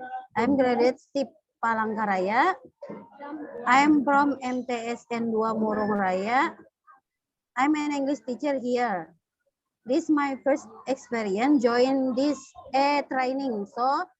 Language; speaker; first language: English; non-native, learner; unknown